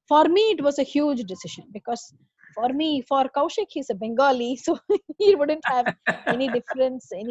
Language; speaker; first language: English; non-native, local second language; Tamil